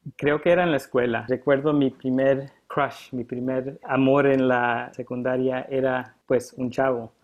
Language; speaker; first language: Spanish; early bilingual, heritage; Spanish